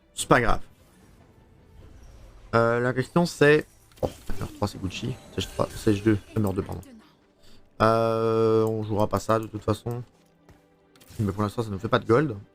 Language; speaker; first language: French; native; French